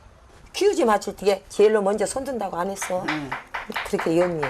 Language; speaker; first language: Korean; native; Korean